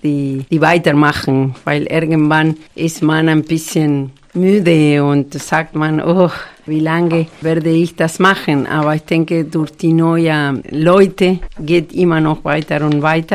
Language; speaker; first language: German; non-native, fluent; Spanish